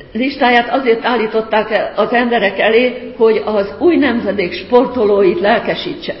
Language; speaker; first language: Hungarian; native; Hungarian